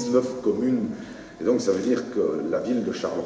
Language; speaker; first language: French; native; French